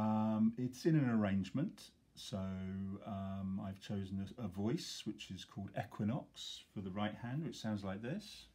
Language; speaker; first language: English; native; English